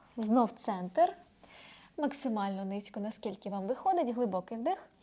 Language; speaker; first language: Ukrainian; non-native, local second language; Russian